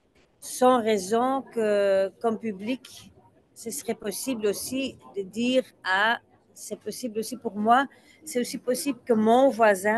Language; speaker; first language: French; non-native, local second language; Dutch